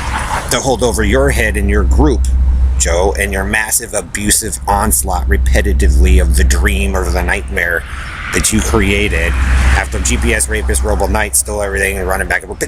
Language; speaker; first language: English; native; English